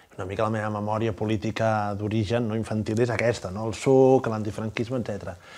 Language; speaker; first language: Catalan; native; Catalan